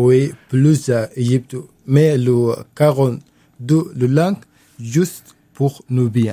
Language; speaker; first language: French; non-native, learner; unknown